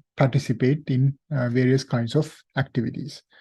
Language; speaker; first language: English; non-native, local second language; Sinhala